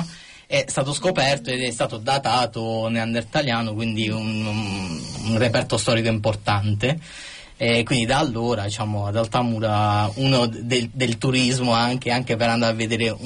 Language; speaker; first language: Italian; native; Italian